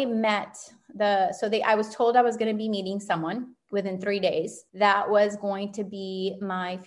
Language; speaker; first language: English; early bilingual, other home language; Spanish